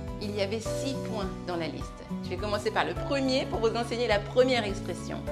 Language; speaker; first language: French; native; French